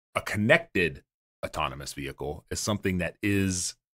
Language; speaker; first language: English; native; English